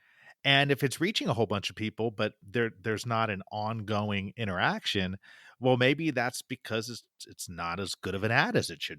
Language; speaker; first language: English; native; English